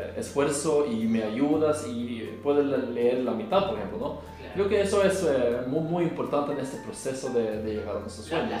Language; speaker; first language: Spanish; non-native, learner; Norwegian